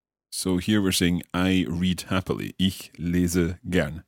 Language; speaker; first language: English; native; English